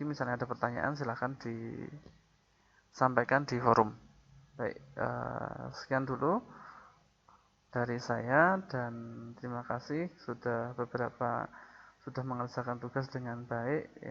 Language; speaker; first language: Indonesian; native; Indonesian